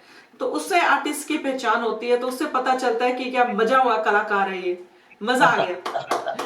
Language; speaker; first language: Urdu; non-native, local second language; Punjabi